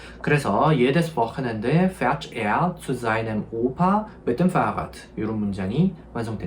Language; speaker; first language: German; non-native, fluent; Korean